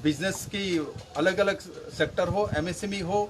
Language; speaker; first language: Hindi; non-native, local second language; Bangla